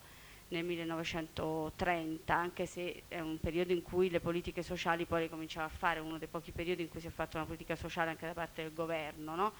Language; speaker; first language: Italian; native; Italian